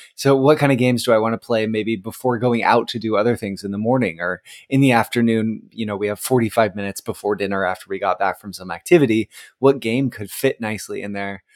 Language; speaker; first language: English; native; English